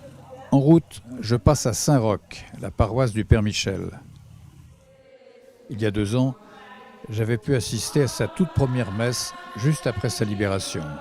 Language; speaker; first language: French; native; French